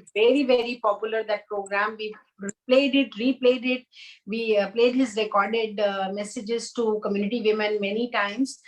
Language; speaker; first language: English; non-native, local second language; Hindi